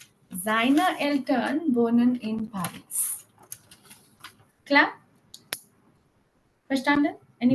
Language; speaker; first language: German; non-native, fluent; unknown